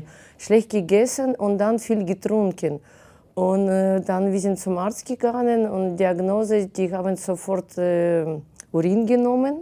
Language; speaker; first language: German; non-native, fluent; Russian